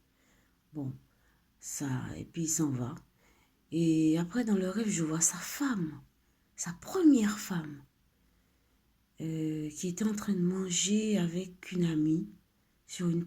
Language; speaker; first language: French; native; French